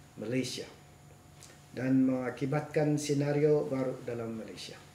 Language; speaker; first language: Malay; non-native, local second language; Central Dusun